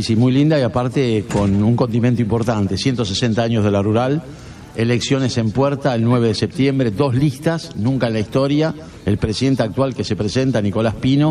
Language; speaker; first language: Spanish; native; Spanish